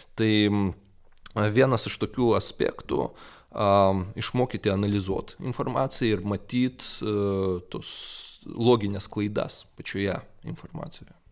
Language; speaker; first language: Lithuanian; non-native, local second language; Russian